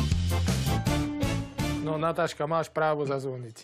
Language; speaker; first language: Slovak; native; Slovak